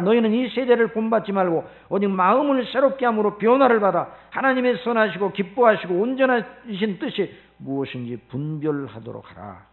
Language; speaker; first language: Korean; native; Korean